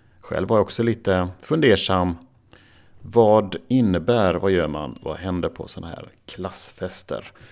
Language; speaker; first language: Swedish; native; Swedish